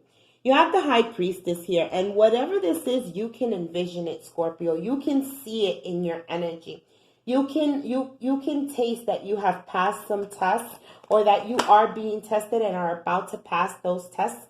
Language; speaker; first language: English; native; English